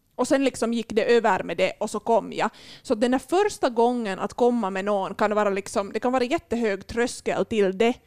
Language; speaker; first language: Swedish; native; Swedish